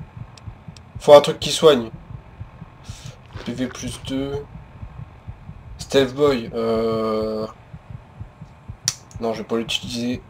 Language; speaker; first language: French; native; French